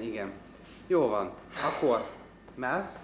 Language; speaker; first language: Hungarian; non-native, fluent; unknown